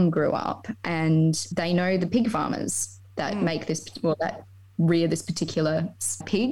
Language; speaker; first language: English; native; English